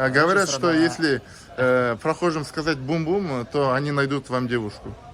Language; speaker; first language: Russian; non-native, local second language; Kazakh